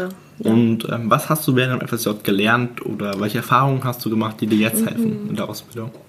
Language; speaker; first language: German; native; German